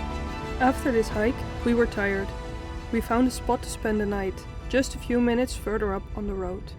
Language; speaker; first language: English; non-native, fluent; Dutch